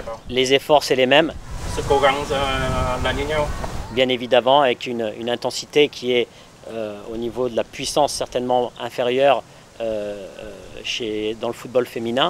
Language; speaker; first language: French; native; French